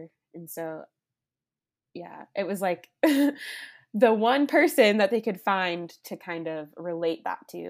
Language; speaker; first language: English; native; English